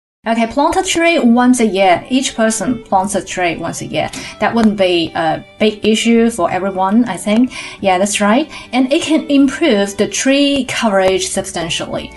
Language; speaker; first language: English; non-native, fluent; Chinese